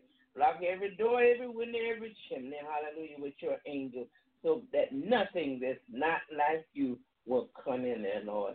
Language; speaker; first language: English; native; English